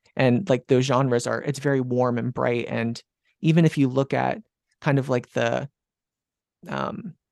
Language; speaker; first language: English; native; English